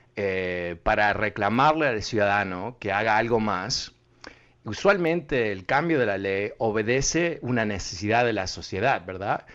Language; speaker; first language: Spanish; early bilingual, heritage; Spanish